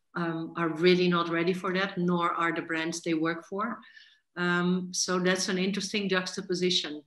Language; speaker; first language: English; non-native, fluent; Dutch